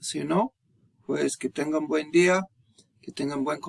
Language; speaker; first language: Spanish; non-native, fluent; English